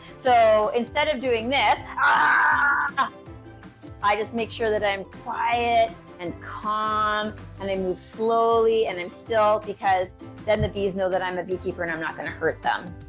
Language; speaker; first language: English; native; English